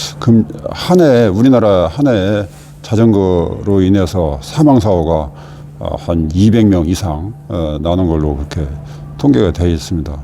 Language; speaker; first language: Korean; native; Korean